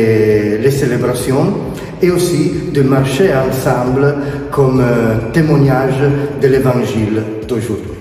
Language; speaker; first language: French; non-native, fluent; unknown